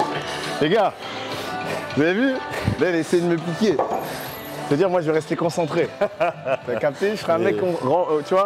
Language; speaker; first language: French; native; French